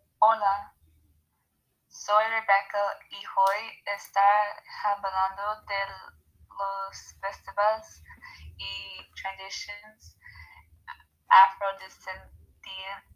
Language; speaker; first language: Spanish; non-native, learner; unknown